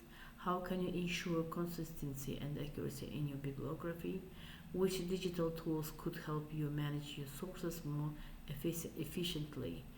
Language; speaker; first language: English; non-native, fluent; Kazakh